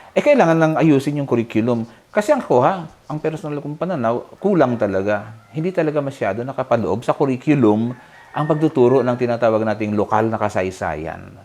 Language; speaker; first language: Filipino; non-native, local second language; Bikol